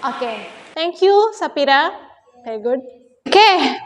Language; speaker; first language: English; non-native, learner; Indonesian